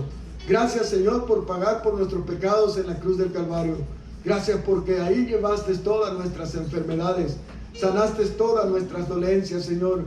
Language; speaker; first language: Spanish; native; Spanish